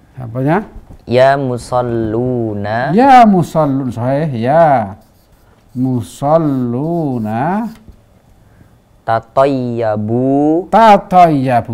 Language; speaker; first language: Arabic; non-native, learner; Indonesian